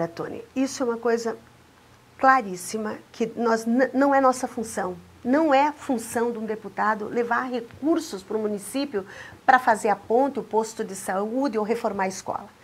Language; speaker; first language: Portuguese; native; Portuguese